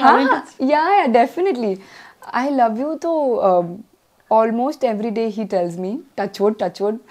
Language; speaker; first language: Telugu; non-native, local second language; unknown